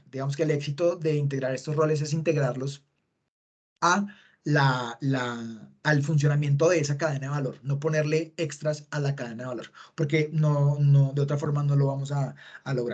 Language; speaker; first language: Spanish; native; Spanish